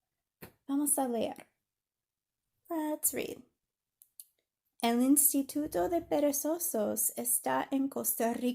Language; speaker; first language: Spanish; non-native, fluent; English